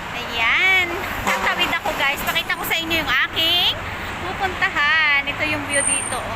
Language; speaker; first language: Filipino; native; Filipino